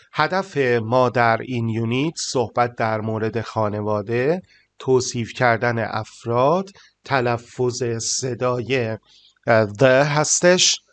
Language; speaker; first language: Persian; native; Persian